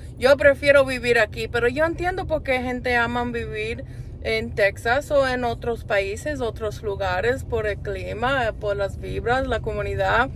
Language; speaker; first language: Spanish; non-native, fluent; English